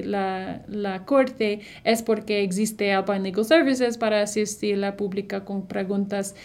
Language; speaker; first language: Spanish; non-native, fluent; English